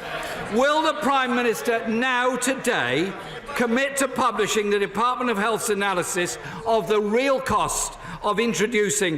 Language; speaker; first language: English; native; English